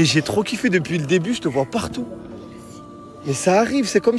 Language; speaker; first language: French; native; French